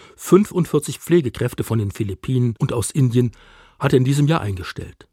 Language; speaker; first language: German; native; German